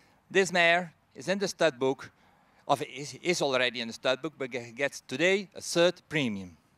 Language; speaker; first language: English; non-native, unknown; Dutch